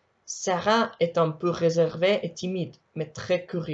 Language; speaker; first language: French; non-native, learner; Spanish